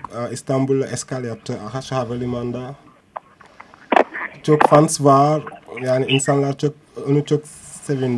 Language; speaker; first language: Turkish; non-native, learner; Wolof